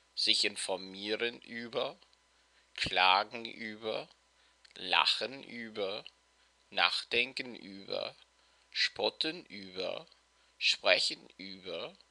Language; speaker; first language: German; non-native, fluent; English